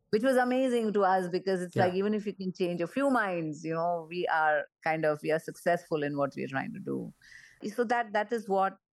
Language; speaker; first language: English; non-native, local second language; Marathi